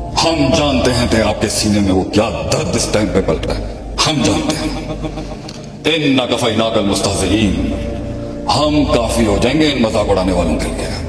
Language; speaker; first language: Urdu; native; Urdu